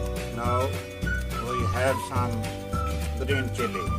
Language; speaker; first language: English; non-native, learner; Punjabi